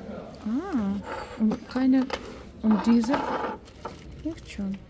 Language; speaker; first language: German; non-native, learner; Russian